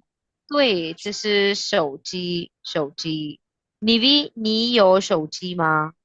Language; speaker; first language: Chinese; non-native, fluent; Hindi